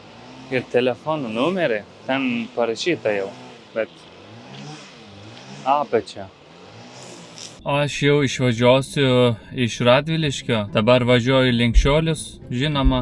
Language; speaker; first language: Lithuanian; non-native, learner; Turkish